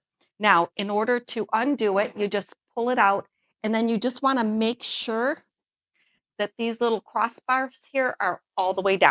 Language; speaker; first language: English; native; English